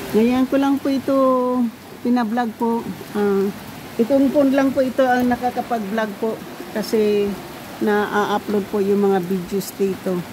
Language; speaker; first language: Filipino; non-native, local second language; Cebuano